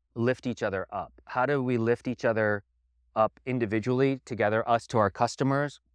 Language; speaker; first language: English; native; English